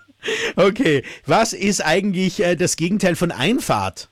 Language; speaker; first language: German; native; German